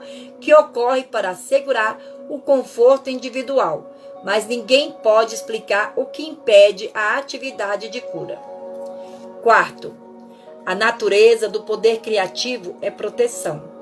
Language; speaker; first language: Portuguese; native; Portuguese